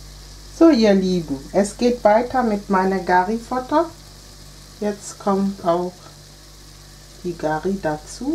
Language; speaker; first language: German; non-native, fluent; Akan